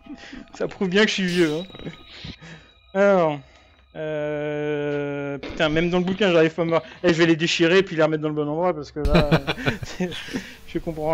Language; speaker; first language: French; native; French